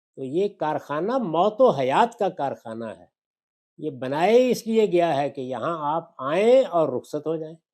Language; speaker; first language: Urdu; non-native, local second language; Punjabi